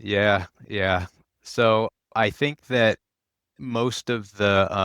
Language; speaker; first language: English; native; English